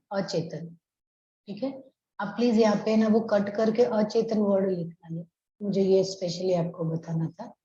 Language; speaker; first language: Hindi; non-native, local second language; Marathi